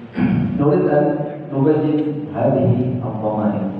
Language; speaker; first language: Arabic; non-native, fluent; Indonesian